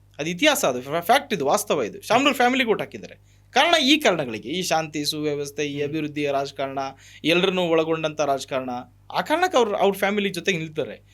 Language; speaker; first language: Kannada; native; Kannada